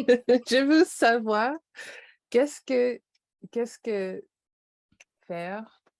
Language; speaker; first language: French; non-native, learner; English